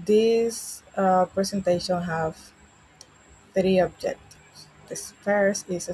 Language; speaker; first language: English; non-native, learner; Spanish